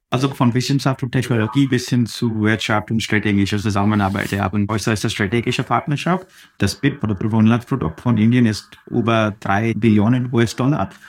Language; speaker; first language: German; non-native, fluent; Telugu